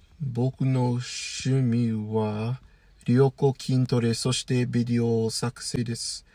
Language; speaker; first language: Japanese; non-native, learner; English